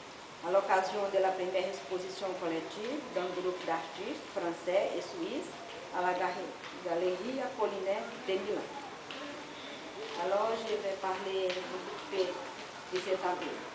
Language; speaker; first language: French; non-native, learner; Portuguese